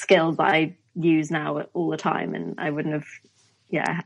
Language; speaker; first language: English; native; English